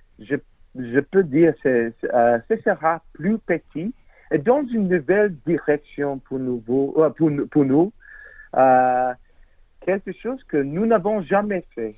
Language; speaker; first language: French; non-native, learner; English